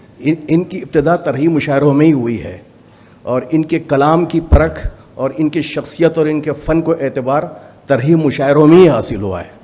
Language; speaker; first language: Urdu; native; Urdu